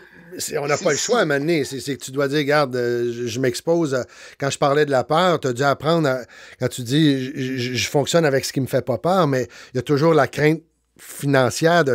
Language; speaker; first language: French; native; French